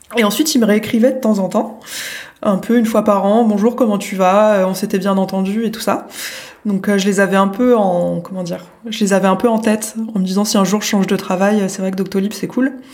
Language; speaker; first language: French; native; French